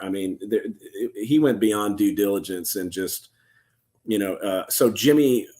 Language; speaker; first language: English; native; English